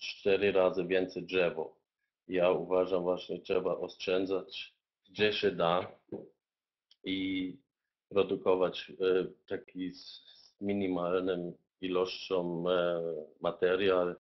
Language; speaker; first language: Polish; non-native, fluent; German